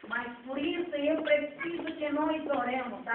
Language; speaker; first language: Portuguese; non-native, learner; Spanish